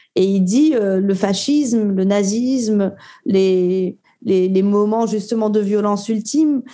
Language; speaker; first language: French; native; French